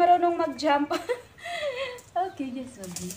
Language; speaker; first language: English; non-native, local second language; Filipino